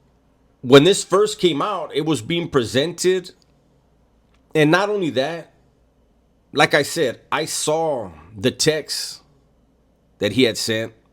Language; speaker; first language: English; native; English